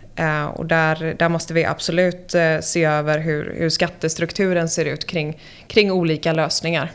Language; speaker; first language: Swedish; native; Swedish